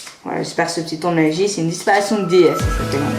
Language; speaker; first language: French; native; French